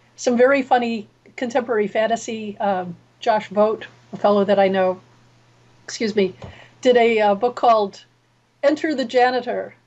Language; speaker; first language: English; native; English